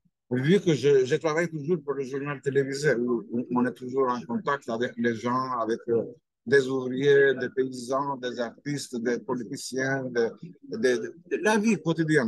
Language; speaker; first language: French; non-native, fluent; Albanian